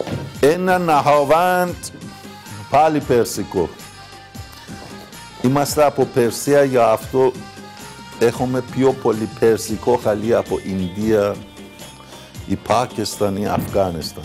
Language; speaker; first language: Greek; non-native, learner; Persian